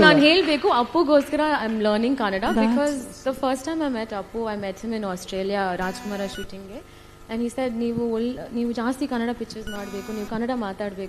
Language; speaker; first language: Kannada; non-native, learner; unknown